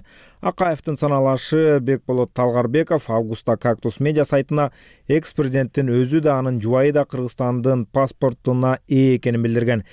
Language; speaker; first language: Kyrgyz; native; Kyrgyz